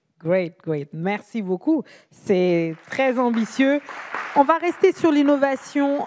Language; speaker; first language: French; native; French